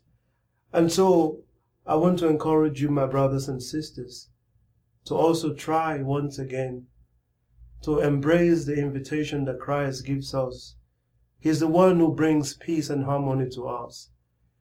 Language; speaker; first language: English; non-native, local second language; Igbo